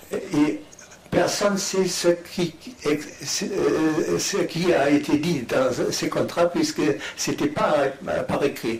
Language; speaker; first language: French; non-native, fluent; German